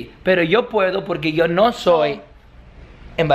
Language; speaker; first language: Spanish; non-native, learner; English